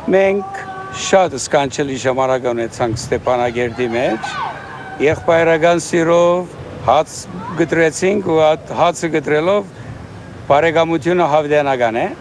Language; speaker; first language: Armenian; early bilingual, heritage; Armenian